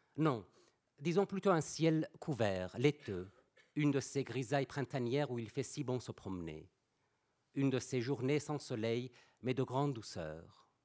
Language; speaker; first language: French; non-native, fluent; Persian